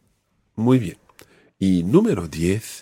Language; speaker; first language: Spanish; non-native, fluent; English